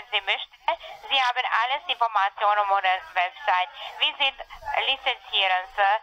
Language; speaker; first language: German; non-native, learner; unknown